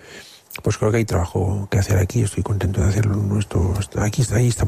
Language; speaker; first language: Spanish; non-native, local second language; Catalan